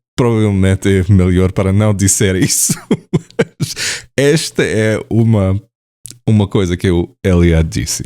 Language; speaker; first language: Portuguese; non-native, learner; English